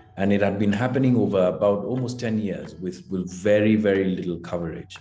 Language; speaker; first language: English; non-native, local second language; Kikuyu